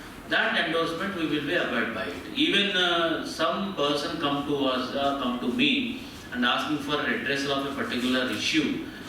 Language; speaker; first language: English; non-native, local second language; Telugu